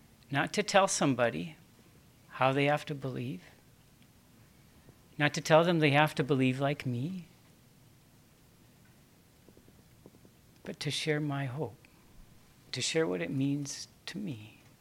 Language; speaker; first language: English; native; English